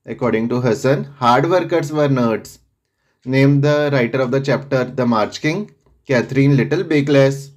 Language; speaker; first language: English; non-native, local second language; Punjabi